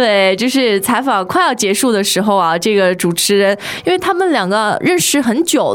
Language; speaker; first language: Chinese; native; Chinese